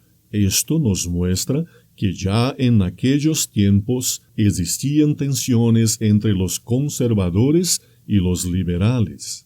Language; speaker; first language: Spanish; non-native, fluent; Portuguese